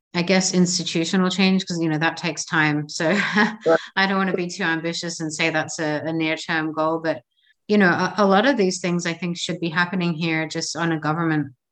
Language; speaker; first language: English; native; English